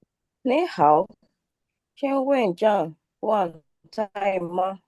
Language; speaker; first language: Chinese; non-native, learner; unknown